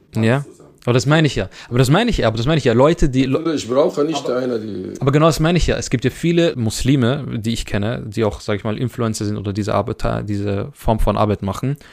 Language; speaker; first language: German; early bilingual, other home language; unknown